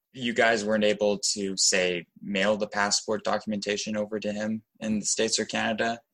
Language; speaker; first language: English; native; English